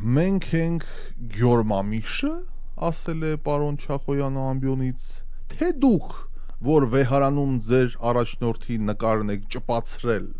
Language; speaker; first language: Armenian; native; Armenian